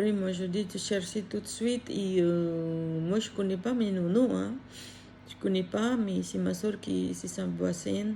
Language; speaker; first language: French; non-native, learner; Filipino